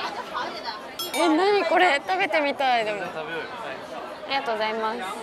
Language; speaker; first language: Japanese; native; Japanese